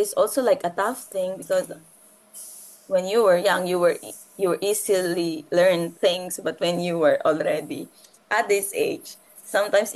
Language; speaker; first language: English; non-native, local second language; Filipino